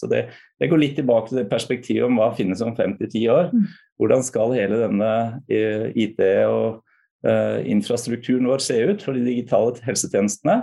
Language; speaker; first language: Norwegian; native; Norwegian